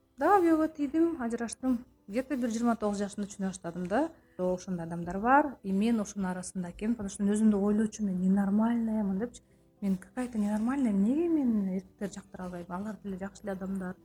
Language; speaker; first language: Kyrgyz; non-native, local second language; Russian